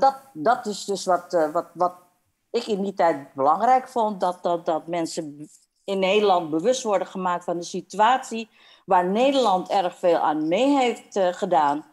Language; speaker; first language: Dutch; non-native, fluent; Indonesian